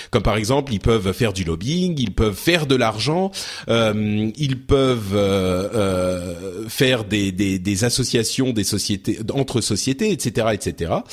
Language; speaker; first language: French; early bilingual, other home language; Arabic